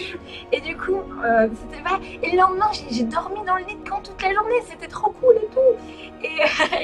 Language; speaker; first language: French; native; French